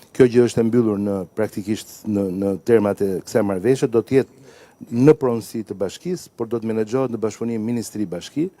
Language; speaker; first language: Albanian; native; Albanian